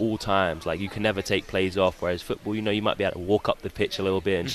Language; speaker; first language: English; native; English